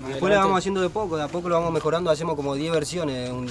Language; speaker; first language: Spanish; native; Spanish